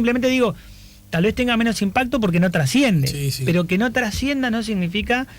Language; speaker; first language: Spanish; native; Spanish